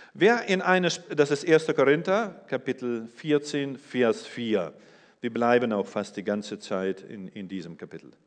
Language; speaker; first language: German; non-native, fluent; English